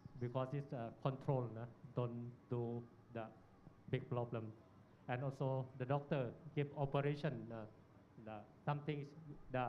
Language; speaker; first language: English; non-native, learner; Thai